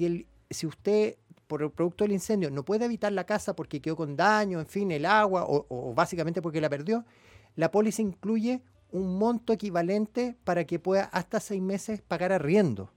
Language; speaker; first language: Spanish; native; Spanish